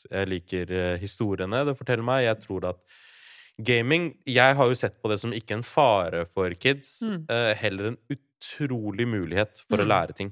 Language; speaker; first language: Norwegian; early bilingual, other home language; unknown